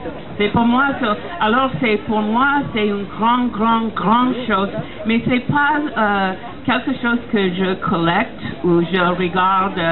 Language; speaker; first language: French; non-native, learner; English